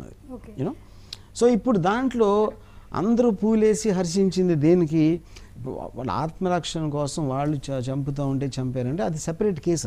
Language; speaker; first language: Telugu; native; Telugu